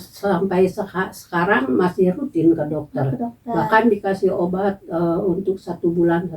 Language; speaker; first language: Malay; non-native, local second language; Sundanese